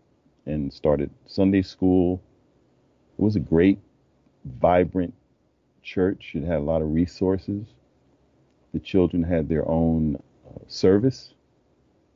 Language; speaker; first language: English; native; English